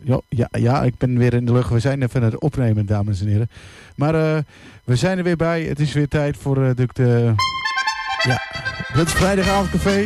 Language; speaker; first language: Dutch; native; Dutch